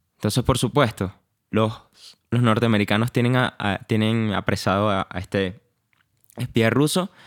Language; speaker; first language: Spanish; native; Spanish